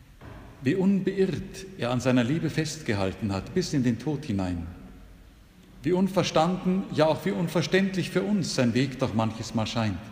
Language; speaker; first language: German; native; German